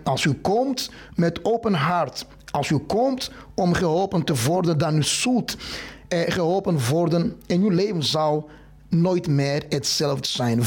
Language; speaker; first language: Dutch; non-native, fluent; Portuguese